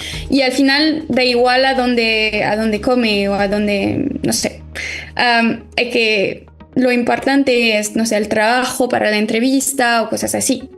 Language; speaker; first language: Spanish; non-native, fluent; French